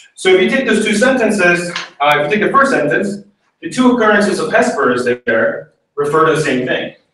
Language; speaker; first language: English; early bilingual, other home language; Spanish